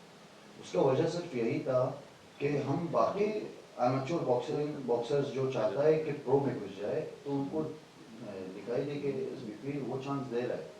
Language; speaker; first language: Hindi; non-native, fluent; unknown